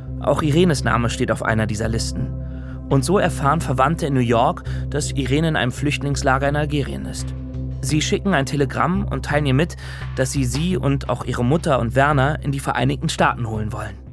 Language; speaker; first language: German; native; German